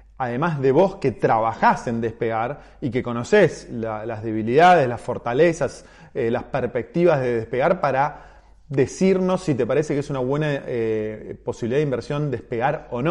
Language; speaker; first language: Spanish; native; Spanish